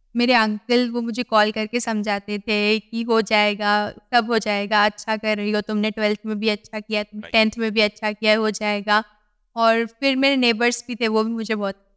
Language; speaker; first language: Hindi; native; Hindi